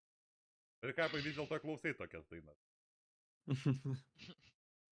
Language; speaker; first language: Lithuanian; native; Lithuanian